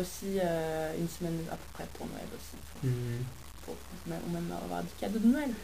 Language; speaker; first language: French; non-native, fluent; Swedish